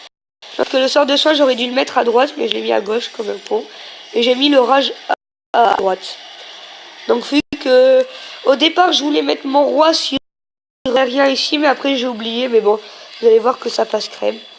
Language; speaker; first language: French; native; French